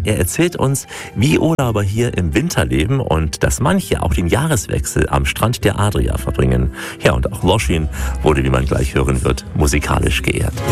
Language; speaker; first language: German; native; German